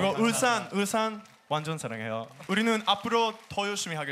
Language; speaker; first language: Korean; non-native, learner; English